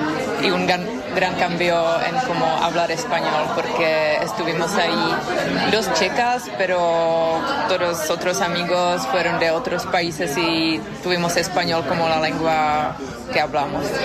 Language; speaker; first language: Spanish; non-native, fluent; Czech